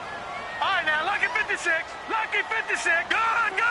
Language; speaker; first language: English; native; English